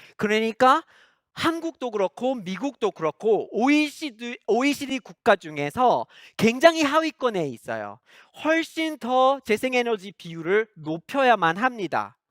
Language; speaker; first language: Korean; non-native, fluent; English